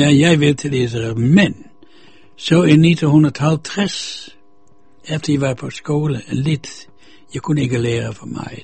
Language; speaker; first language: Danish; non-native, fluent; Dutch